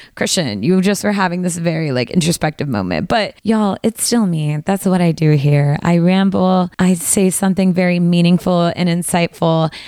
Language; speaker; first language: English; native; English